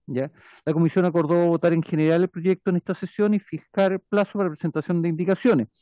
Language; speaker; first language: Spanish; native; Spanish